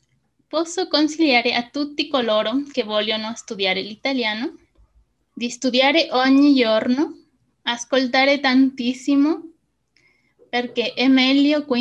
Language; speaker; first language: Italian; non-native, fluent; Spanish